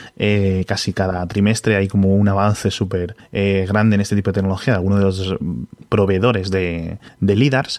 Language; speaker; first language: Spanish; native; Spanish